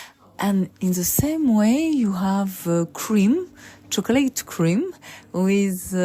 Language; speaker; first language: English; non-native, fluent; French